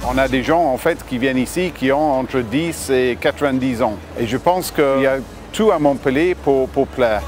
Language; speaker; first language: French; non-native, fluent; English